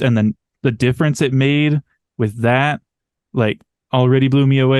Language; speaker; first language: English; native; English